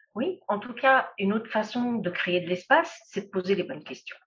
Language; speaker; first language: French; non-native, local second language; Arabic